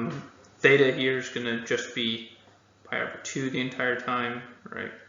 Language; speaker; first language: English; native; English